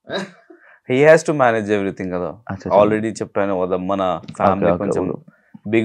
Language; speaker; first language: Telugu; non-native, learner; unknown